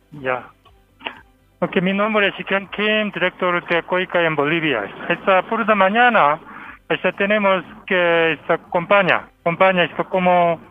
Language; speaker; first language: Spanish; non-native, learner; Korean